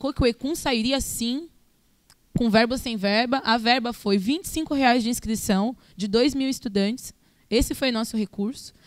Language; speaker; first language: Portuguese; native; Portuguese